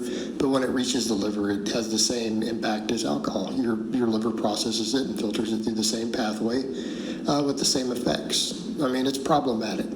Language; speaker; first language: English; native; English